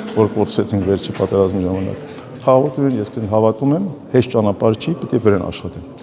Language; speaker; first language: Armenian; early bilingual, heritage; Armenian